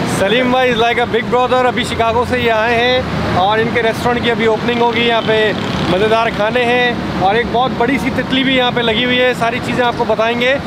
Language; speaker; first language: Urdu; native; Urdu